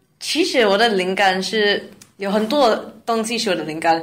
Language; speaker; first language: Chinese; non-native, learner; English